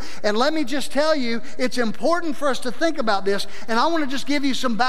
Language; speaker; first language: English; native; English